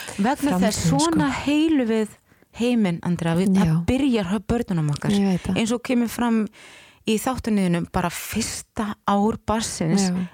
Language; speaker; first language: Icelandic; non-native, fluent; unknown